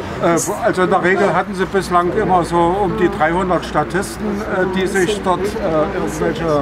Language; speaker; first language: German; native; German